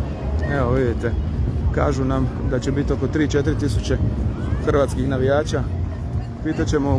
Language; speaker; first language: Serbian; native; Serbian